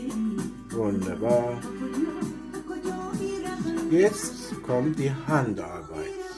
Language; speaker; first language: German; non-native, learner; Persian